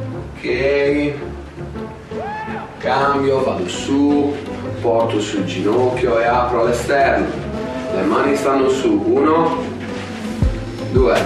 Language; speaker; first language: Italian; native; Italian